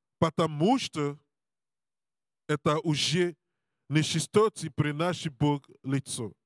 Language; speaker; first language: Russian; non-native, learner; English